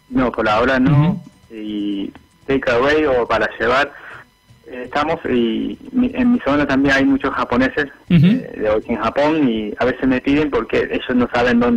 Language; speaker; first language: Spanish; non-native, fluent; Japanese